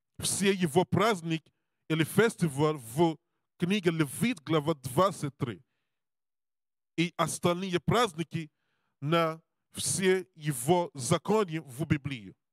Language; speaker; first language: Russian; non-native, learner; Serbian